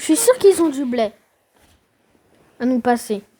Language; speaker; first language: French; native; French